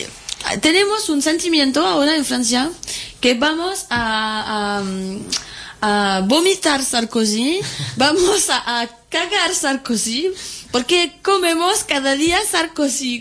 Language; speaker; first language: Spanish; non-native, fluent; French